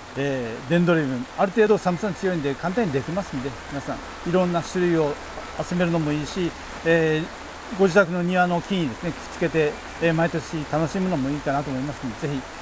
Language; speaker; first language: Japanese; native; Japanese